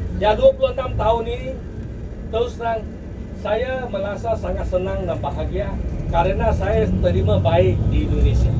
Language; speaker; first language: Malay; non-native, local second language; Chinese